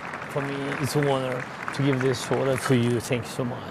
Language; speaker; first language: English; non-native, fluent; Russian